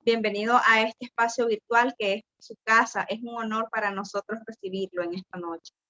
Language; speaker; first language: Spanish; native; Spanish